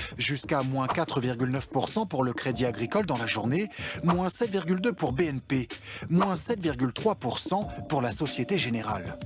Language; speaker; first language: French; native; French